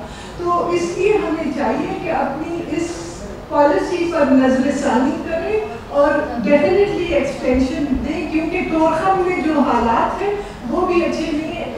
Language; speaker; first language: Urdu; native; Urdu